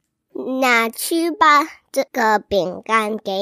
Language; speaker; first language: Chinese; early bilingual, heritage; English